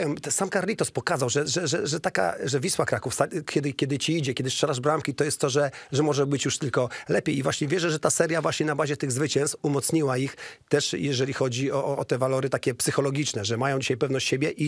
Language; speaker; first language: Polish; native; Polish